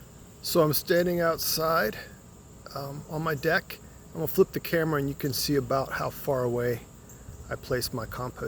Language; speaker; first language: English; native; English